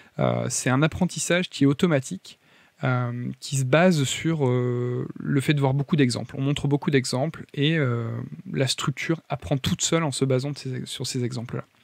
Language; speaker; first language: French; native; French